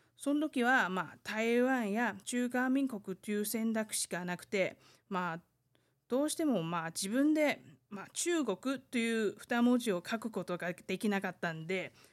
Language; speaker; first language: Japanese; non-native, fluent; Chinese